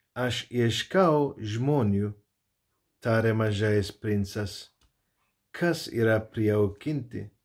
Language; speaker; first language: Lithuanian; non-native, learner; Turkish